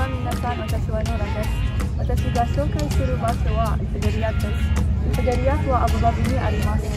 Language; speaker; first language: Japanese; non-native, learner; Arabic